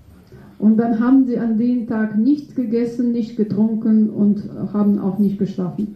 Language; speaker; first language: German; non-native, fluent; Russian